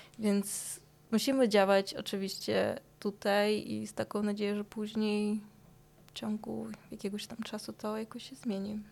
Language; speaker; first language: Polish; non-native, fluent; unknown